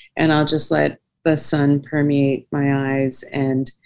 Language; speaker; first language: English; native; English